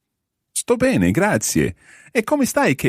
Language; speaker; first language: Italian; non-native, fluent; English